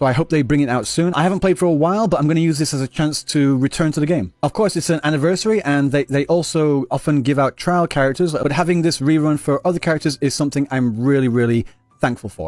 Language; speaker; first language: English; native; English